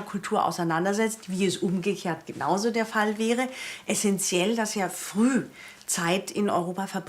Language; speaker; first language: German; native; German